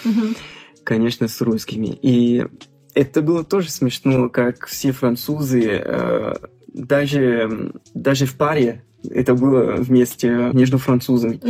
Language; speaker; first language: Russian; non-native, fluent; French